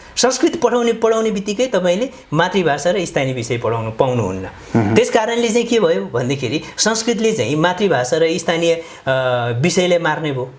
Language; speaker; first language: Nepali; non-native, local second language; Eastern Tamang